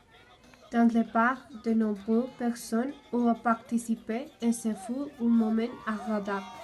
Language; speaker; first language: French; non-native, learner; Spanish